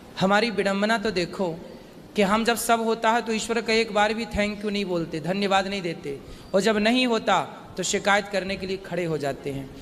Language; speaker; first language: Hindi; native; Hindi